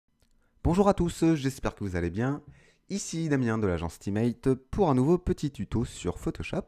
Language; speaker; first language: French; native; French